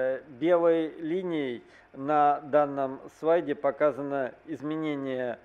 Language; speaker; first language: Russian; native; Russian